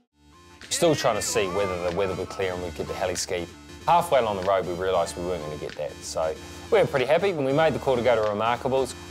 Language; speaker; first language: English; native; English